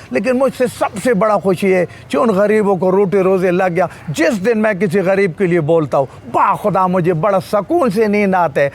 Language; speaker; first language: Urdu; non-native, local second language; Pashto